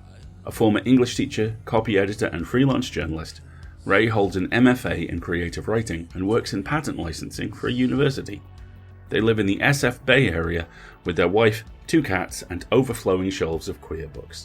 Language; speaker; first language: English; native; English